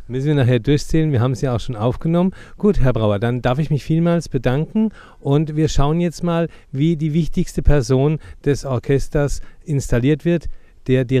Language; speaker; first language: German; native; German